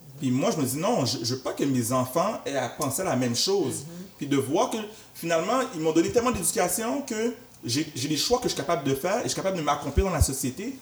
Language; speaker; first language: French; native; French